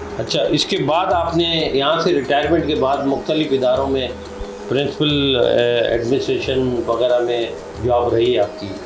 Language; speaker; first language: Urdu; native; Urdu